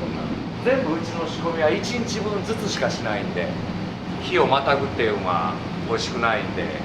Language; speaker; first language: Japanese; native; Japanese